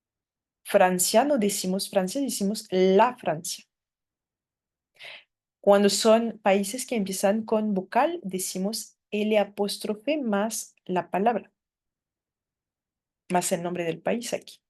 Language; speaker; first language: Spanish; non-native, fluent; French